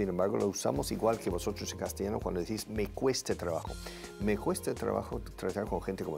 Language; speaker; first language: Spanish; non-native, fluent; English